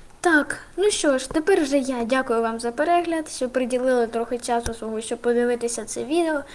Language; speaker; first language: Ukrainian; native; Ukrainian